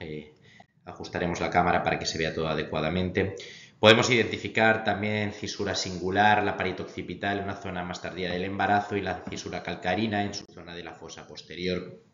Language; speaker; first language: Spanish; native; Spanish